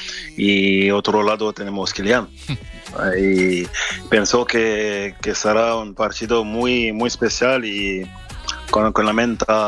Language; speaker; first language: Spanish; non-native, learner; French